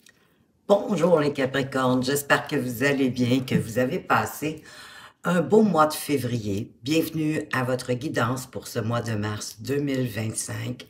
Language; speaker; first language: French; native; French